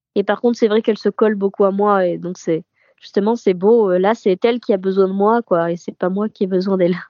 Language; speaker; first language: French; native; French